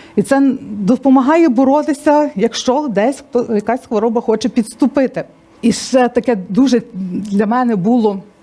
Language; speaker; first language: Ukrainian; native; Ukrainian